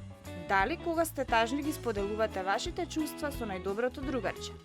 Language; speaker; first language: Macedonian; native; Macedonian